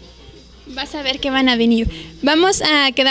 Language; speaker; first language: Spanish; native; Spanish